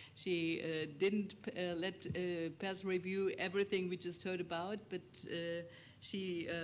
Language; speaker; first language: English; non-native, fluent; German